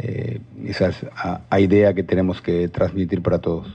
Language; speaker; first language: Portuguese; non-native, learner; Spanish